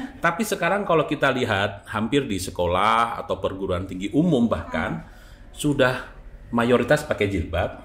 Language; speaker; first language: Indonesian; native; Indonesian